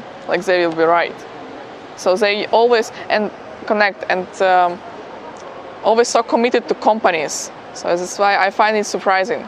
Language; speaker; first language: English; non-native, fluent; Ukrainian